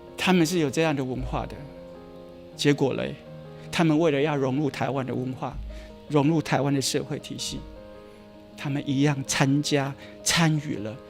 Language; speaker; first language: Chinese; native; Chinese